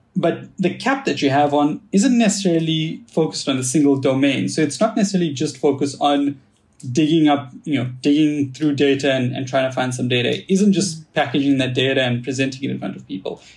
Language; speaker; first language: English; native; English